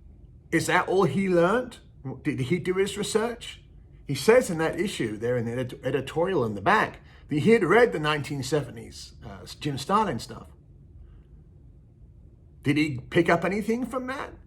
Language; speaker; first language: English; native; English